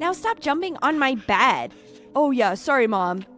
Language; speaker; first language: English; native; English